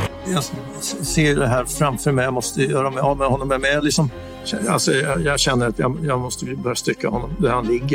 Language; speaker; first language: Swedish; native; Swedish